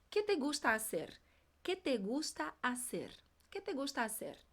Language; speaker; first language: Spanish; non-native, fluent; Portuguese